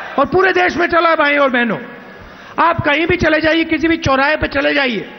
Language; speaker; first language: Hindi; native; Hindi